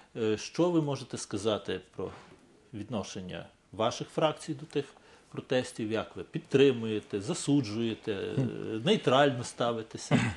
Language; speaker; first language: Ukrainian; native; Ukrainian